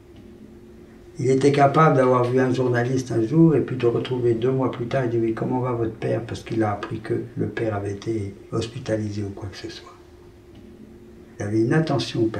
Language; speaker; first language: French; native; French